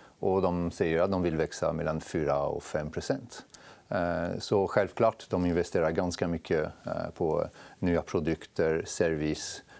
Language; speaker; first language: Swedish; non-native, fluent; French